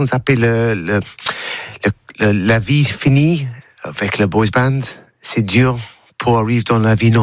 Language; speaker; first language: French; non-native, learner; English